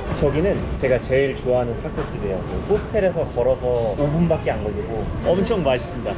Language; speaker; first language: Korean; native; Korean